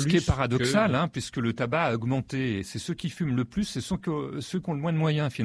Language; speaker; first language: French; native; French